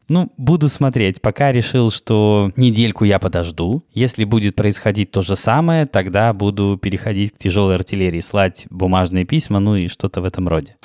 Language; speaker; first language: Russian; native; Russian